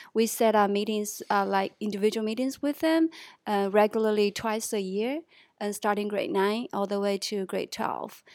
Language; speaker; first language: English; non-native, fluent; Chinese